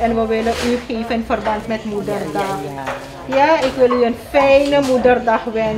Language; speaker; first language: Dutch; non-native, local second language; Caribbean Hindustani